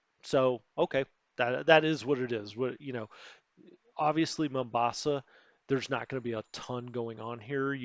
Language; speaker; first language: English; native; English